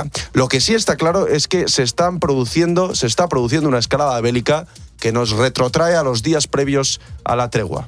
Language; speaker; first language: Spanish; native; Spanish